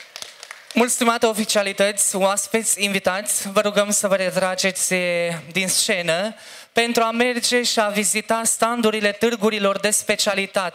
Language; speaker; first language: Romanian; native; Romanian